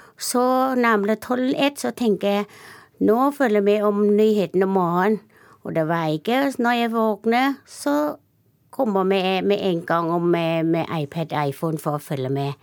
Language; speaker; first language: Norwegian; non-native, learner; Thai